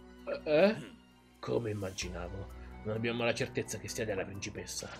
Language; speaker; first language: Italian; native; Italian